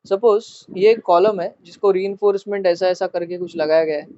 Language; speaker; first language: Hindi; non-native, local second language; Marathi